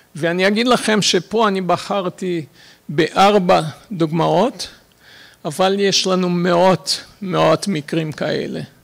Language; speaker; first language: Hebrew; non-native, fluent; Portuguese